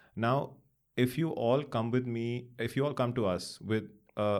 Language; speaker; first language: English; non-native, local second language; Hindi